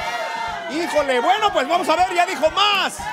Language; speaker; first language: Spanish; native; Spanish